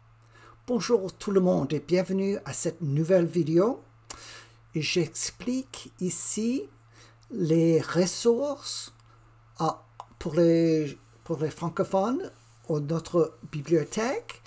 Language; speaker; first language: French; non-native, learner; English